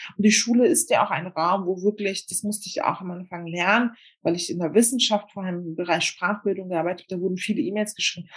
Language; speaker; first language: German; early bilingual, other home language; Turkish